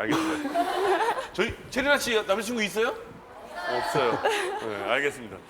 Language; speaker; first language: Korean; native; Korean